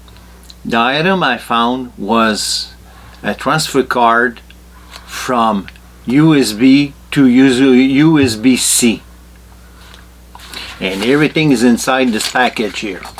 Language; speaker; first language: English; non-native, fluent; French